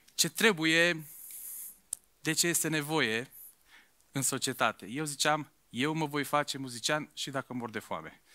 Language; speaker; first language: Romanian; non-native, local second language; Hungarian